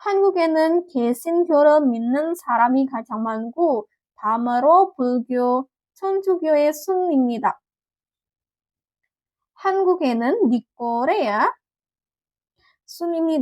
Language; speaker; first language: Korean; non-native, fluent; Indonesian